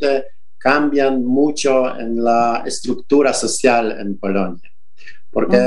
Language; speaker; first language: Spanish; non-native, fluent; Polish